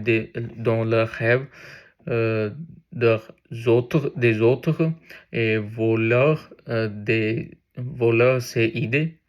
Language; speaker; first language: French; non-native, learner; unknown